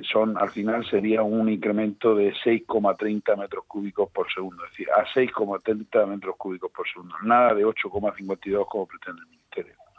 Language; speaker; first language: Spanish; native; Spanish